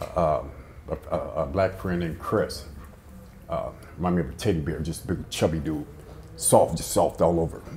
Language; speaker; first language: English; native; English